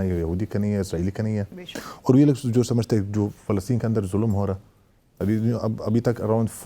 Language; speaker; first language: Hindi; non-native, fluent; Arabic